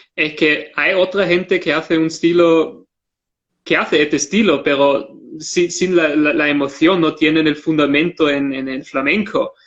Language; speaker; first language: Spanish; non-native, fluent; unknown